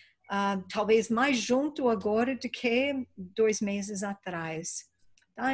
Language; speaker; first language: Portuguese; non-native, fluent; Spanish